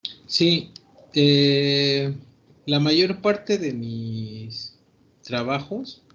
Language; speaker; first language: Spanish; native; Spanish